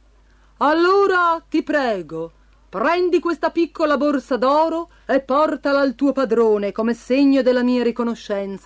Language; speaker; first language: Italian; native; Italian